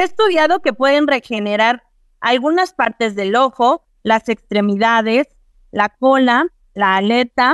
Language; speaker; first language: Spanish; native; Spanish